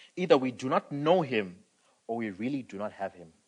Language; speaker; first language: English; non-native, local second language; Shona